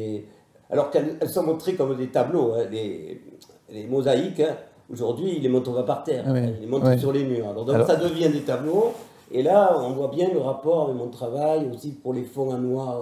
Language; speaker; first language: French; native; French